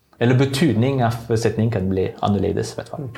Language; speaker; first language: Norwegian; non-native, fluent; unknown